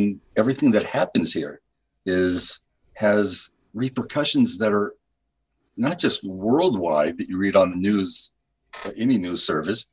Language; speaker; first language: English; native; English